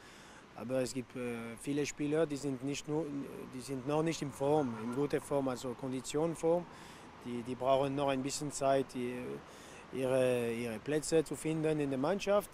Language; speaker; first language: German; non-native, local second language; French